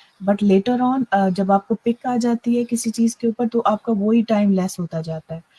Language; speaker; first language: Urdu; native; Urdu